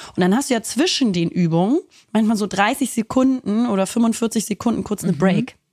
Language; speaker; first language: German; native; German